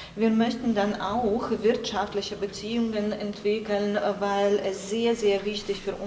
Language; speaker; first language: German; non-native, fluent; Ukrainian